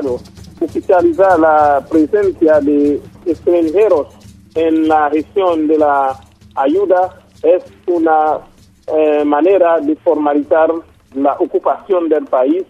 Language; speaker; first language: Spanish; non-native, local second language; Haitian Creole